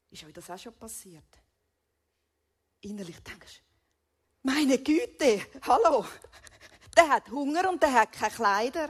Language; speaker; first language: German; native; German